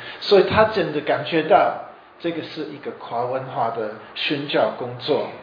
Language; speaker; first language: Chinese; non-native, fluent; English